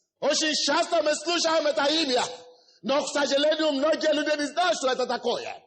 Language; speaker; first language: Russian; non-native, fluent; Yoruba